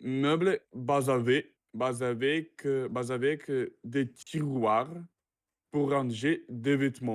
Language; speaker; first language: French; non-native, learner; Russian